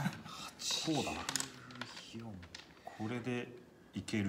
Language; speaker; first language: Japanese; native; Japanese